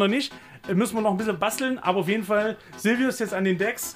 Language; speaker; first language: German; native; German